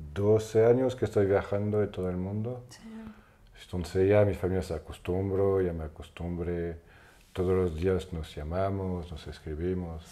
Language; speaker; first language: Spanish; non-native, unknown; French